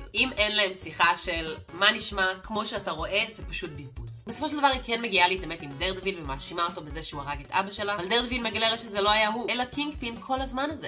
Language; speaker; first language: Hebrew; native; Hebrew